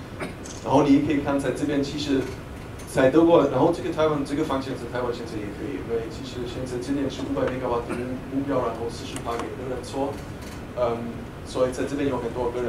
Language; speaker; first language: Chinese; non-native, fluent; German